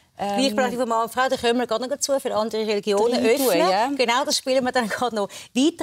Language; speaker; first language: German; native; German